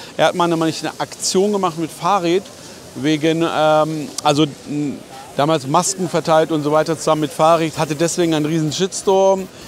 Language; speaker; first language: German; early bilingual, other home language; Persian